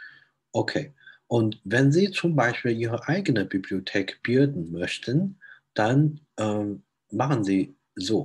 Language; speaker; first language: German; non-native, fluent; Chinese